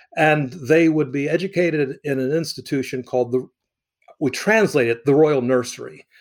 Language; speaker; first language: English; early bilingual, other home language; Arabic